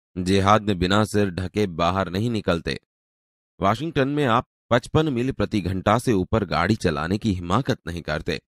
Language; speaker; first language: Hindi; non-native, local second language; Gujarati